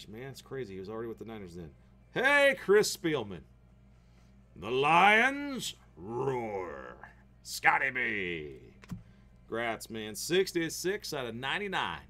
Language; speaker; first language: English; native; English